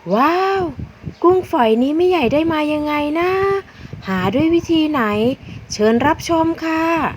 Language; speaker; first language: Thai; non-native, local second language; Northeastern Thai